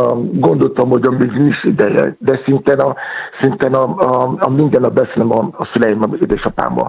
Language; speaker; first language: Hungarian; non-native, learner; Yoruba